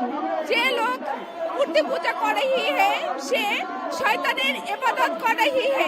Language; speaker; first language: Hindi; non-native, learner; Bangla